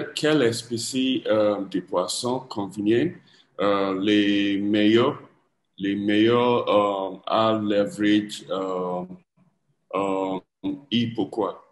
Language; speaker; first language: French; non-native, learner; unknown